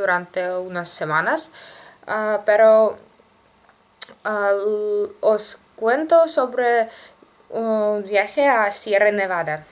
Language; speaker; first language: Spanish; non-native, learner; Russian